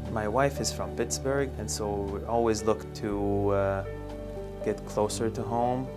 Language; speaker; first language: English; non-native, fluent; Arabic